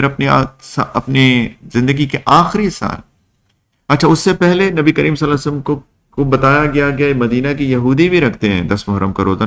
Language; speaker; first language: Urdu; native; Urdu